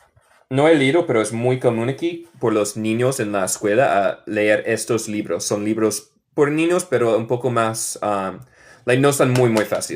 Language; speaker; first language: Spanish; non-native, fluent; English